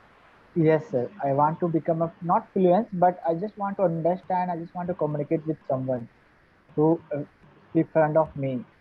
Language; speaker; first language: English; non-native, learner; Hindi